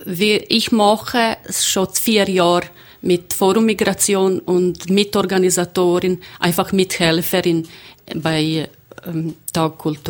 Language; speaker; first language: German; non-native, learner; Croatian